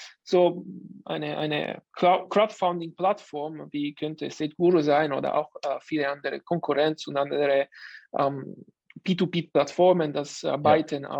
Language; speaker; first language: German; non-native, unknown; Italian